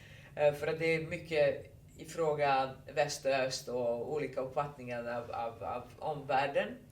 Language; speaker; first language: Swedish; non-native, fluent; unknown